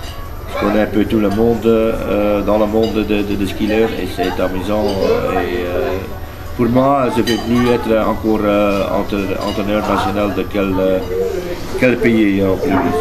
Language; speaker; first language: French; non-native, learner; Dutch